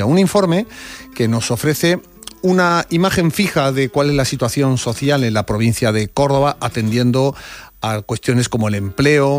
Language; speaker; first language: Spanish; native; Spanish